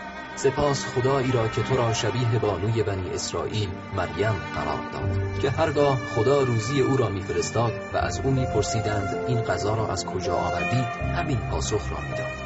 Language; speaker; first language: Persian; native; Persian